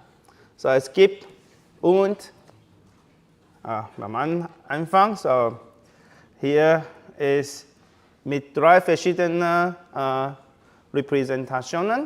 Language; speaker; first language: German; non-native, learner; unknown